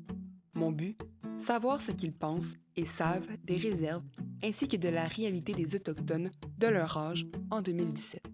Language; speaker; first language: French; native; French